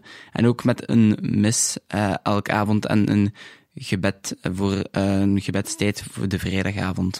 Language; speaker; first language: Dutch; non-native, local second language; French